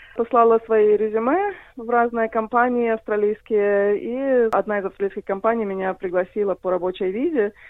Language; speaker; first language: Russian; early bilingual, heritage; Russian